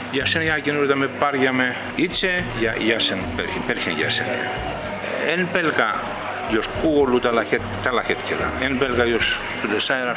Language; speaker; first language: Finnish; non-native, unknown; Greek